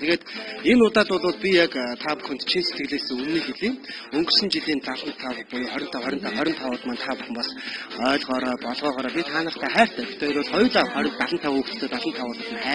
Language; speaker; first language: Mongolian; native; Mongolian